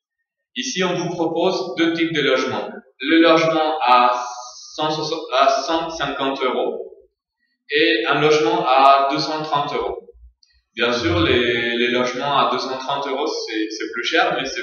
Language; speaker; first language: French; non-native, fluent; Spanish